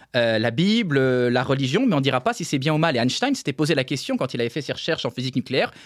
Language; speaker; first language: French; native; French